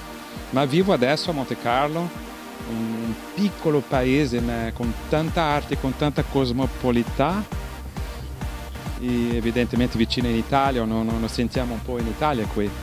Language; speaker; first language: Italian; non-native, fluent; Portuguese